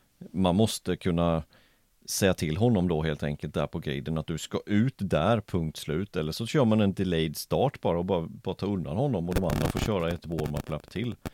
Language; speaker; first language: Swedish; native; Swedish